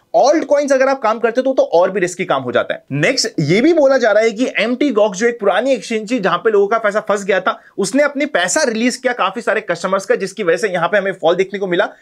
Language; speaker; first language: Hindi; native; Hindi